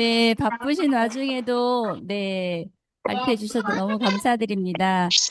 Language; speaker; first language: Korean; native; Korean